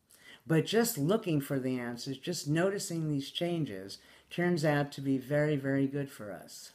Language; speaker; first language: English; native; English